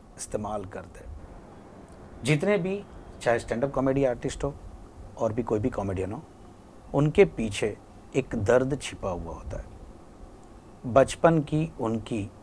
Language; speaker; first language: Hindi; non-native, local second language; Gujarati